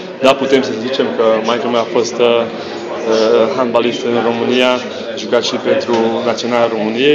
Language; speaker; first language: Romanian; non-native, local second language; Hungarian